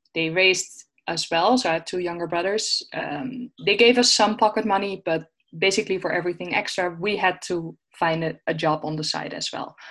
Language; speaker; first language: English; non-native, fluent; Dutch